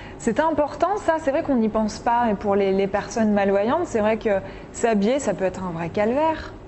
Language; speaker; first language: French; native; French